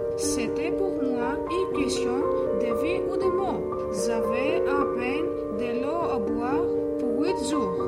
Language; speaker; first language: French; non-native, learner; Greek